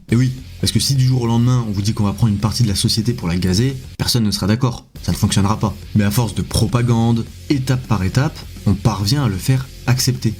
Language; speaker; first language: French; native; French